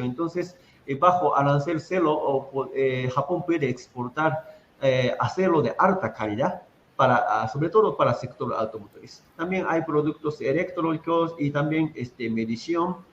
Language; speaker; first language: Spanish; non-native, fluent; Japanese